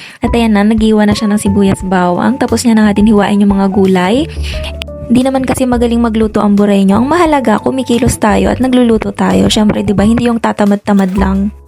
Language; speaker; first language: Filipino; native; Filipino